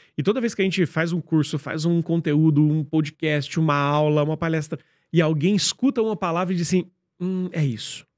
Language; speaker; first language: Portuguese; native; Portuguese